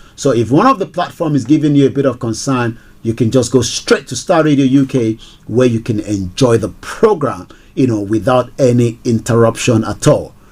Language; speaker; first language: English; non-native, local second language; Yoruba